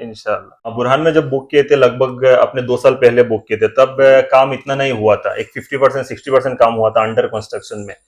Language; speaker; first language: Hindi; non-native, local second language; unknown